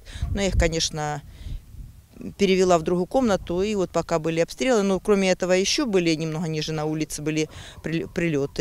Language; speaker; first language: Russian; native; Russian